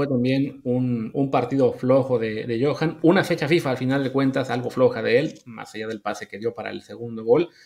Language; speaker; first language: Spanish; native; Spanish